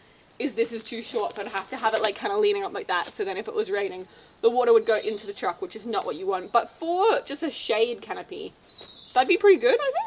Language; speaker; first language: English; native; English